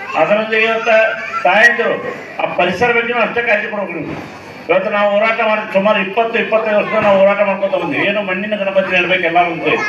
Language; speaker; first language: Kannada; native; Kannada